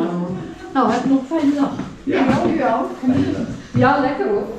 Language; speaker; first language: Dutch; native; Dutch